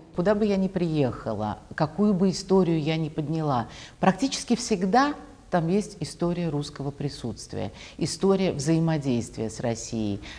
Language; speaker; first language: Russian; native; Russian